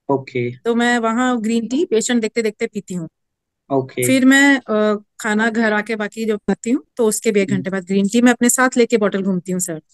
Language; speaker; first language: Hindi; native; Hindi